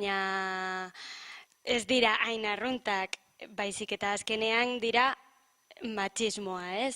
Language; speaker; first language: Basque; non-native, local second language; Spanish